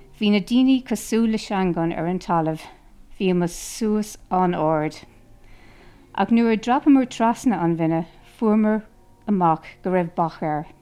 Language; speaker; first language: Irish; non-native, local second language; English